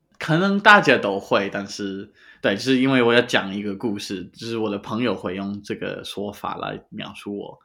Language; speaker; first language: Chinese; non-native, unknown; English